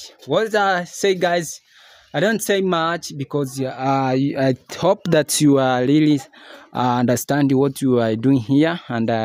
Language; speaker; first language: English; non-native, learner; Swahili